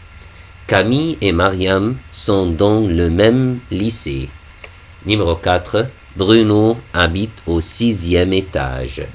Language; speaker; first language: French; non-native, fluent; Arabic